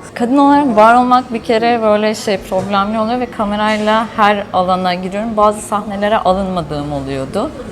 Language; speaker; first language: Turkish; early bilingual, heritage; Turkish